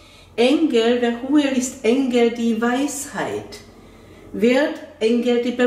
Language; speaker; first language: German; non-native, fluent; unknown